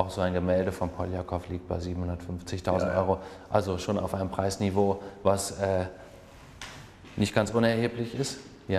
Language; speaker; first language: German; native; German